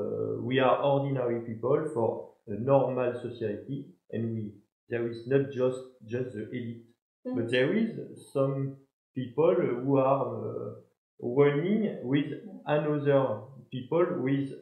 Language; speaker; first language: English; non-native, learner; French